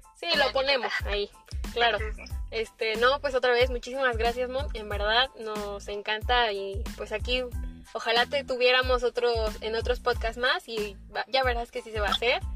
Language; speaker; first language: Spanish; native; Spanish